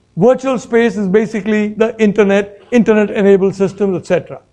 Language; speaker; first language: English; non-native, local second language; Malayalam